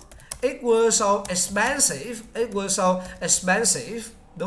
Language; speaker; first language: English; non-native, learner; Vietnamese